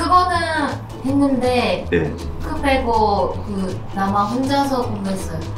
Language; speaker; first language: Korean; non-native, fluent; Japanese